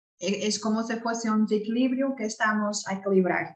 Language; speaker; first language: Spanish; non-native, learner; Portuguese